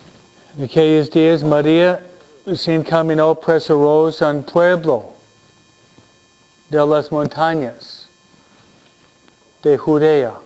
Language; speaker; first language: Spanish; non-native, fluent; English